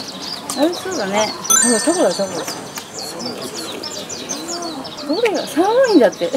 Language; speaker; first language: Japanese; native; Japanese